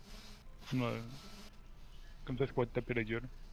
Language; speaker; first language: French; native; French